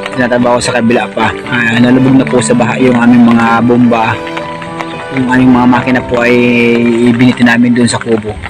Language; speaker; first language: Filipino; non-native, local second language; Bikol